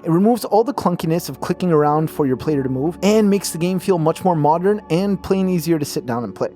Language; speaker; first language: English; native; English